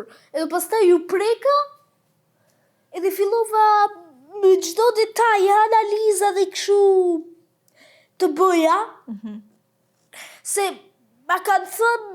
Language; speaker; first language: Albanian; early bilingual, heritage; Albanian